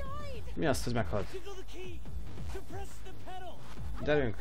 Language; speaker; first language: Hungarian; native; Hungarian